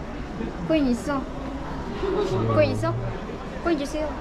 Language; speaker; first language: Korean; non-native, learner; Filipino